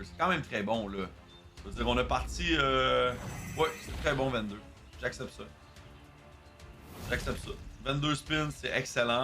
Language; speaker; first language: French; native; French